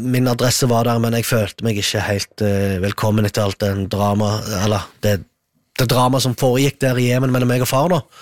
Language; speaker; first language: Norwegian; early bilingual, other home language; Arabic